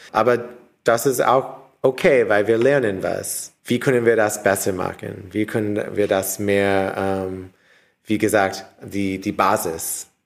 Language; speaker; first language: German; non-native, learner; English